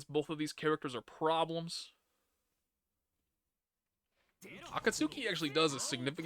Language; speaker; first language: English; native; English